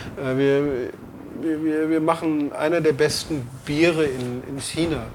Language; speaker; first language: German; native; German